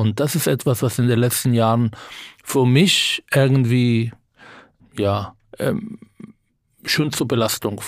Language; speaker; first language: German; non-native, fluent; Arabic